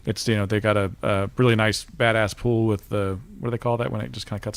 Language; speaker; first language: English; native; English